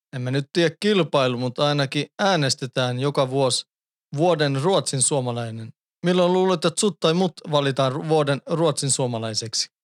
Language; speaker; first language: Finnish; early bilingual, heritage; Finnish